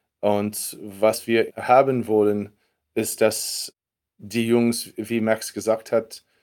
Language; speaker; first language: German; non-native, fluent; English